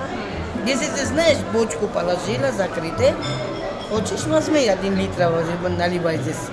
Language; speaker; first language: Russian; non-native, local second language; Georgian